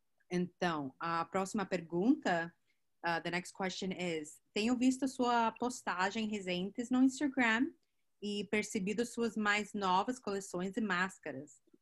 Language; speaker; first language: Portuguese; non-native, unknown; English